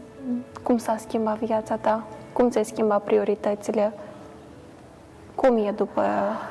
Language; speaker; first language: Romanian; native; Romanian